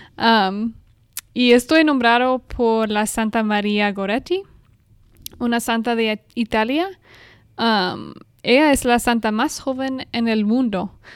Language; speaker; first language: Spanish; non-native, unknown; English